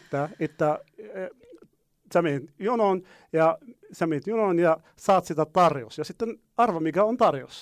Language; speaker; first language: Finnish; non-native, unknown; Arabic